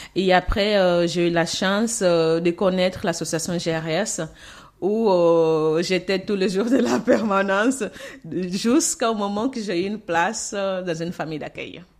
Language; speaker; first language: French; non-native, fluent; Portuguese